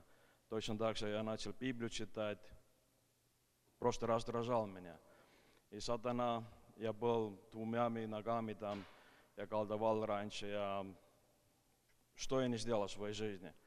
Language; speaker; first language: Russian; non-native, fluent; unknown